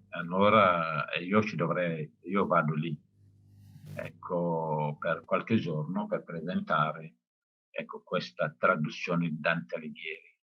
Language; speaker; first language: Italian; non-native, fluent; Wolof